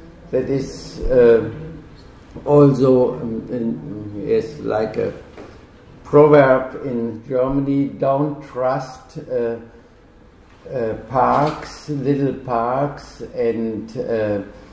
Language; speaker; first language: English; non-native, fluent; German